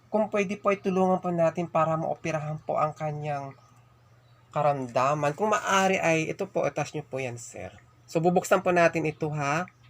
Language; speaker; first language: Filipino; non-native, local second language; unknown